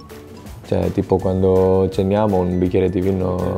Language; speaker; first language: Italian; non-native, fluent; Greek